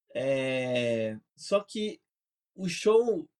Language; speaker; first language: Portuguese; native; Portuguese